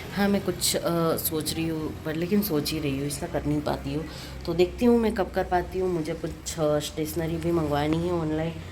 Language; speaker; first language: Hindi; non-native, local second language; Gujarati